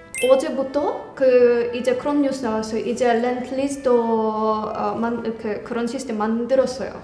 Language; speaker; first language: Korean; non-native, fluent; Ukrainian